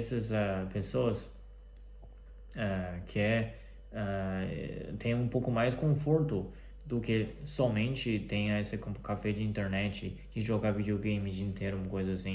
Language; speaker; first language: Portuguese; non-native, fluent; Chinese